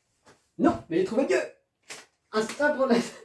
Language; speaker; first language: French; native; French